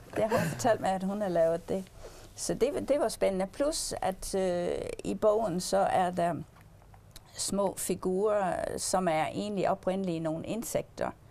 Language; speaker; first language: Danish; early bilingual, heritage; English